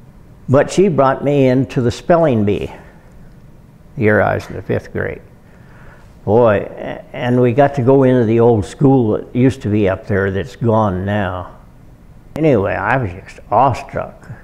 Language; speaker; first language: English; native; English